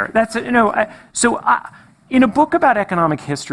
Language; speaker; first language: English; native; English